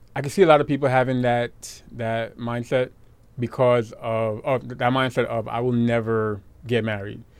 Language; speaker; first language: English; native; English